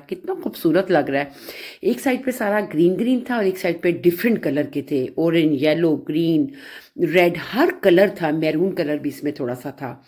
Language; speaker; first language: Urdu; non-native, local second language; Punjabi